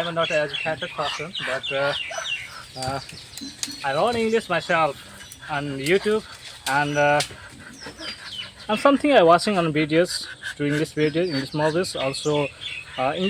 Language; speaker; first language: English; non-native, learner; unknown